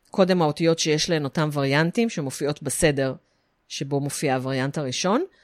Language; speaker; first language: Hebrew; native; Hebrew